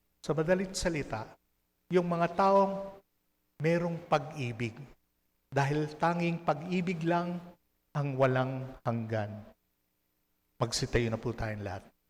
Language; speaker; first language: Filipino; native; Filipino